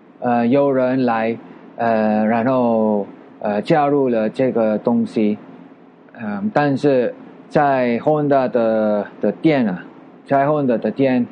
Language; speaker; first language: Chinese; non-native, learner; Filipino